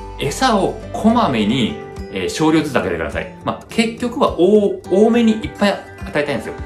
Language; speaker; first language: Japanese; early bilingual, heritage; Japanese